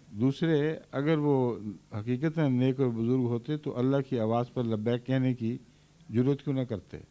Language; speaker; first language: Urdu; native; Urdu